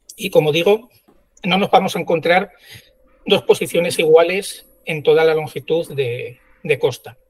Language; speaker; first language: Spanish; native; Spanish